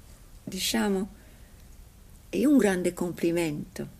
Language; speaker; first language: Italian; non-native, fluent; English